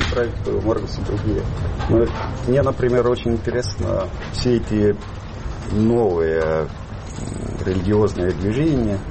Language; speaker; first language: Russian; non-native, fluent; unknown